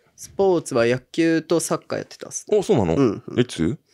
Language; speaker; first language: Japanese; native; Japanese